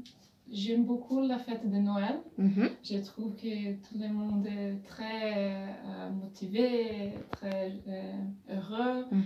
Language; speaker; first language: French; non-native, fluent; Portuguese